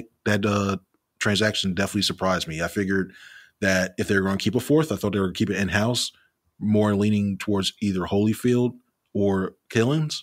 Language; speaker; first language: English; native; English